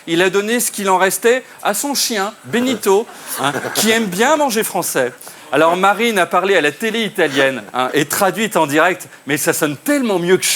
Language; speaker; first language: French; native; French